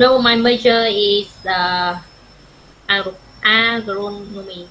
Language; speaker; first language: English; non-native, learner; Vietnamese